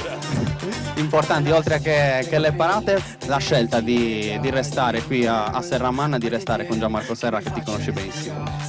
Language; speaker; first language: Italian; native; Italian